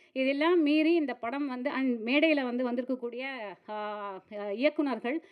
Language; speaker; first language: Tamil; native; Tamil